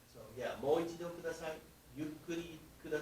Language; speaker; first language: Japanese; non-native, fluent; English